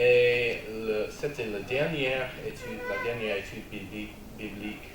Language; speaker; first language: French; non-native, learner; English